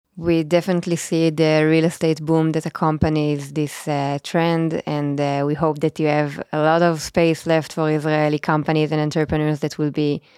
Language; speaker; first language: English; non-native, fluent; Hebrew